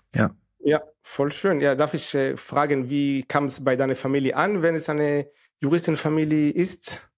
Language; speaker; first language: German; non-native, fluent; Hebrew